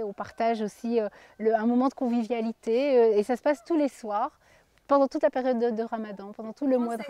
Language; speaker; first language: French; native; French